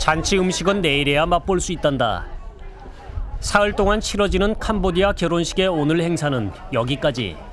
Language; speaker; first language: Korean; native; Korean